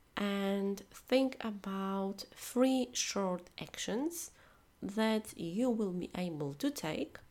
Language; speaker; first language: English; non-native, fluent; Polish